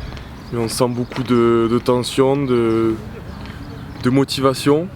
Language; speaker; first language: French; native; French